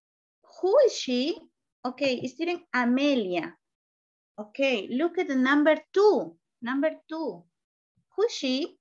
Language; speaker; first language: English; non-native, learner; Spanish